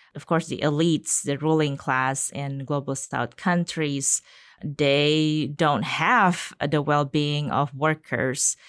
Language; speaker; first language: English; non-native, fluent; Indonesian